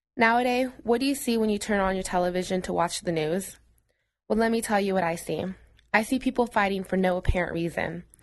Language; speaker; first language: English; native; English